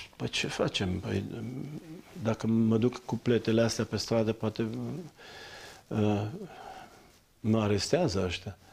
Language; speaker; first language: Romanian; non-native, local second language; German